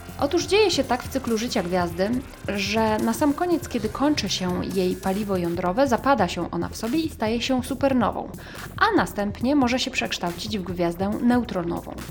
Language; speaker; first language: Polish; native; Polish